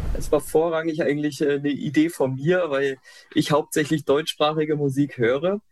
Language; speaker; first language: German; native; German